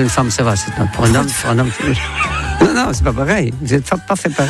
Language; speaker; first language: French; non-native, fluent; Dutch